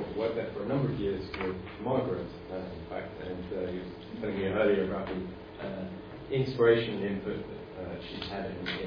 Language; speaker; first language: English; native; English